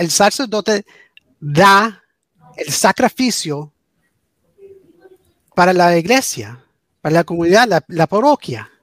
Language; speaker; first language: Spanish; early bilingual, heritage; English